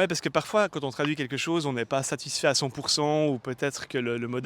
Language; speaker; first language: French; native; French